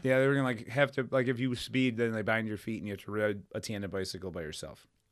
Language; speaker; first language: English; native; English